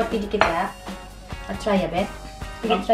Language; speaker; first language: Indonesian; native; Indonesian